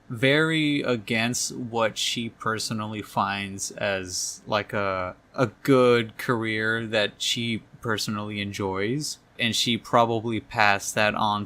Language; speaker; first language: English; native; English